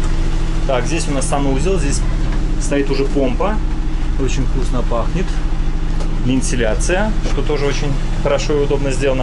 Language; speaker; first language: Russian; native; Russian